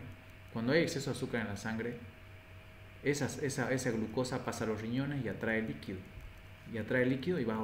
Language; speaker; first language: Spanish; native; Spanish